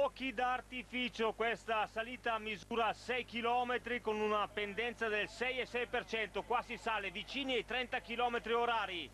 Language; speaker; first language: Italian; native; Italian